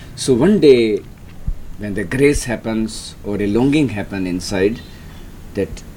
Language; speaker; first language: English; non-native, local second language; Hindi